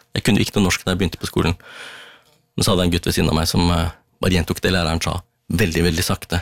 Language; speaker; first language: Norwegian; early bilingual, other home language; Tamil